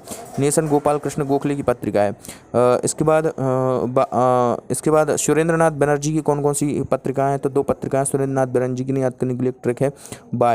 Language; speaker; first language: Hindi; native; Hindi